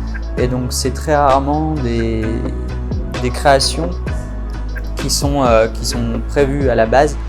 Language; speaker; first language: French; native; French